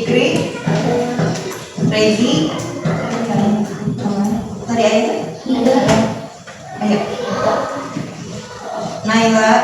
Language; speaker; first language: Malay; non-native, local second language; Sundanese